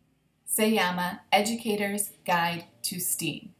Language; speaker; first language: Spanish; non-native, fluent; English